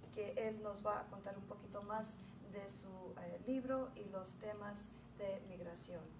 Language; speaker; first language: Spanish; early bilingual, heritage; Spanish